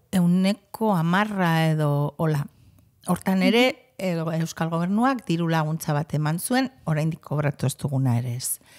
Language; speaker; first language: Basque; native; Basque